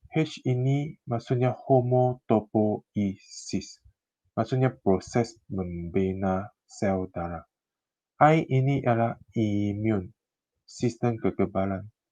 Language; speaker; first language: Malay; non-native, local second language; Chinese